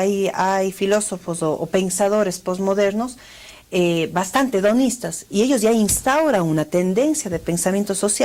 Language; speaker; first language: Spanish; native; Spanish